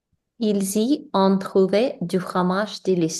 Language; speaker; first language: French; non-native, learner; English